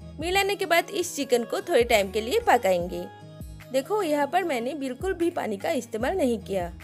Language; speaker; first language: Hindi; non-native, local second language; Bangla